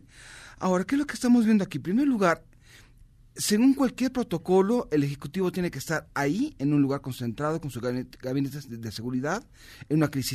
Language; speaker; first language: Spanish; native; Spanish